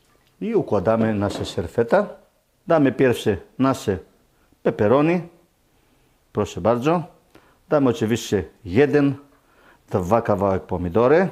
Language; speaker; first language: Polish; non-native, learner; Greek